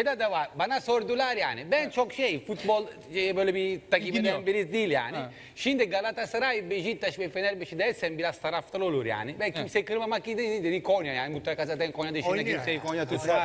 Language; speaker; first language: Turkish; non-native, fluent; Italian